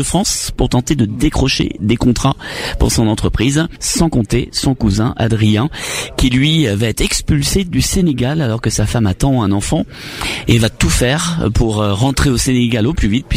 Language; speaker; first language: French; native; French